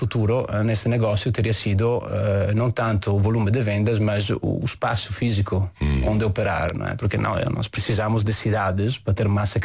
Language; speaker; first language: Portuguese; non-native, fluent; Italian